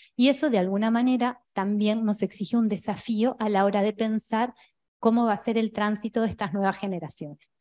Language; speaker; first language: Spanish; native; Spanish